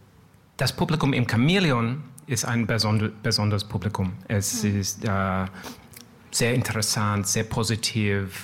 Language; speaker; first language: German; non-native, learner; French